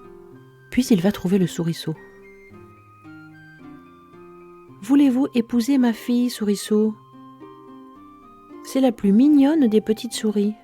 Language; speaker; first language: French; native; French